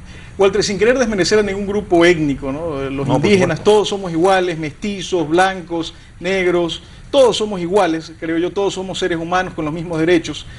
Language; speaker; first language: Spanish; native; Spanish